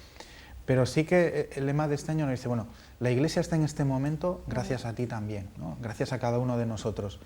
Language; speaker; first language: Spanish; native; Spanish